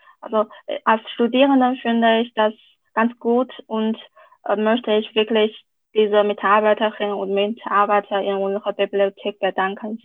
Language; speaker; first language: German; non-native, fluent; Chinese